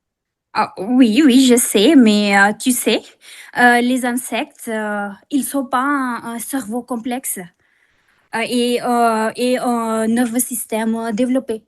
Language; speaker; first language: French; non-native, fluent; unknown